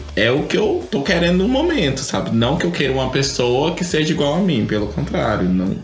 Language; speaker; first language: Portuguese; native; Portuguese